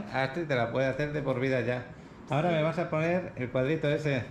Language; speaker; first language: Spanish; native; Spanish